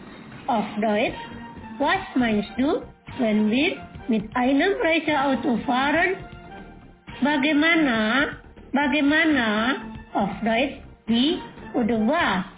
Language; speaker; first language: German; non-native, fluent; Indonesian